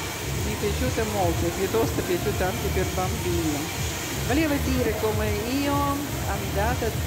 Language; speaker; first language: Italian; non-native, learner; Russian